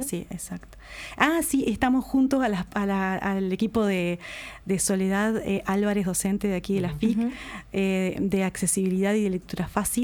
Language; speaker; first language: Spanish; native; Spanish